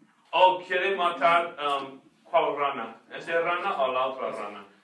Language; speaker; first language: Spanish; non-native, fluent; English